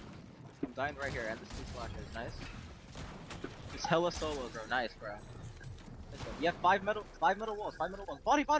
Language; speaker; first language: English; native; English